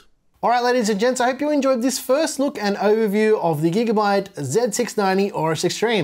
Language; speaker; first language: English; native; English